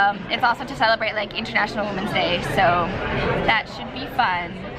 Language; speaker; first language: English; native; English